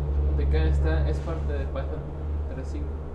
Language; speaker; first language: Spanish; native; Spanish